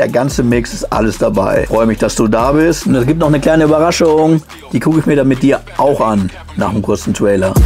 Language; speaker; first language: German; native; German